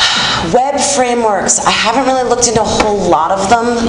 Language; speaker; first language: English; native; English